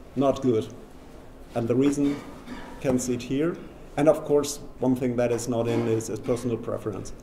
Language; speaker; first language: English; non-native, fluent; German